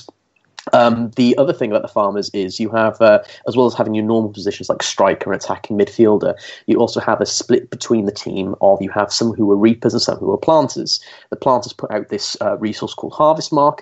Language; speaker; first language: English; native; English